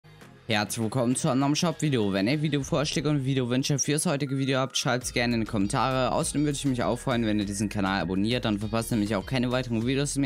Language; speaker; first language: German; native; German